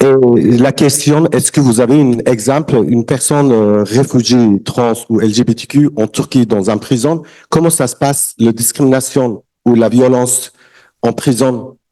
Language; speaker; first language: French; non-native, learner; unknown